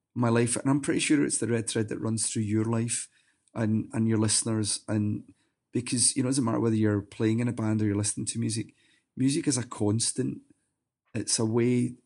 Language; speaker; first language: English; native; English